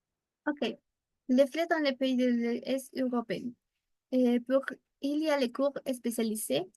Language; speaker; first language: French; non-native, learner; Spanish